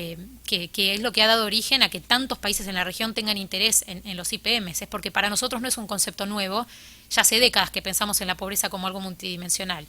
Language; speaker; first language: Spanish; native; Spanish